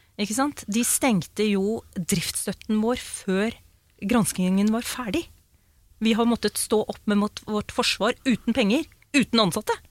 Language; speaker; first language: Norwegian; early bilingual, other home language; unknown